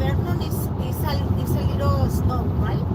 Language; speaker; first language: English; non-native, learner; Spanish